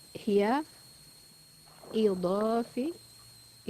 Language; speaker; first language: Arabic; non-native, learner; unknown